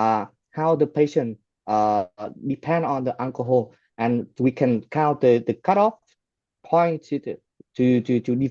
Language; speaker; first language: English; non-native, fluent; Vietnamese